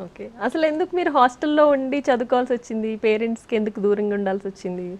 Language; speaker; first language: Telugu; native; Telugu